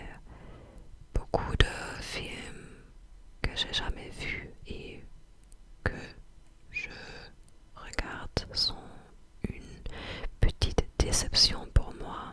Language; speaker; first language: French; non-native, fluent; English